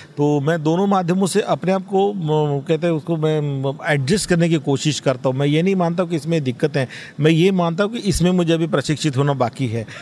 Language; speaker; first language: Hindi; non-native, local second language; Marathi